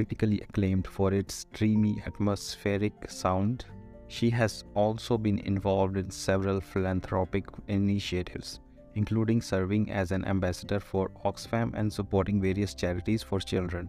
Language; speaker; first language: English; non-native, local second language; Punjabi